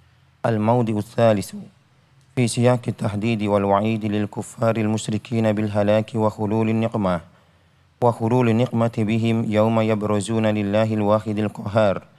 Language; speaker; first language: Arabic; non-native, fluent; Indonesian